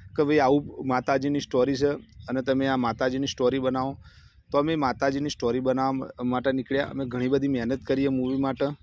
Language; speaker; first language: Gujarati; native; Gujarati